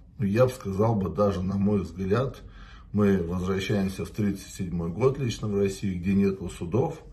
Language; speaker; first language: Russian; native; Russian